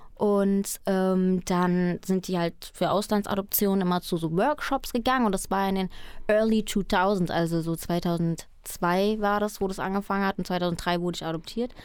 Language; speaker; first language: German; early bilingual, other home language; Spanish